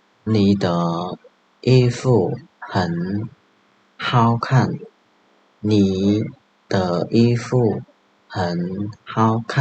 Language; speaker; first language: Chinese; non-native, fluent; Khmer